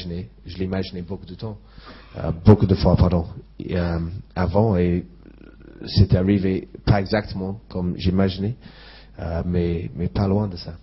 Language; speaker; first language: French; non-native, fluent; English